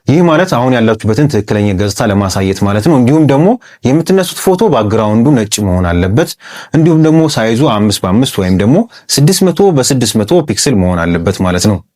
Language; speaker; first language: Amharic; native; Amharic